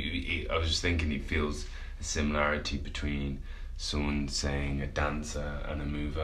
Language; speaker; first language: English; native; English